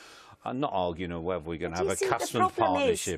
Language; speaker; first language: English; native; English